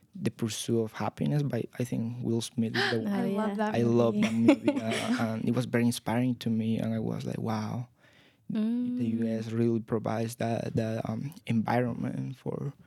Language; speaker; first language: English; non-native, fluent; Spanish